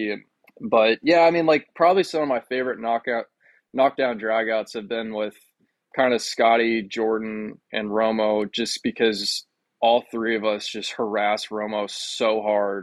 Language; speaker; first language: English; native; English